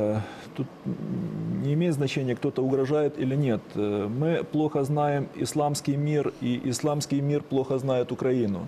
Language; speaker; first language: Russian; native; Russian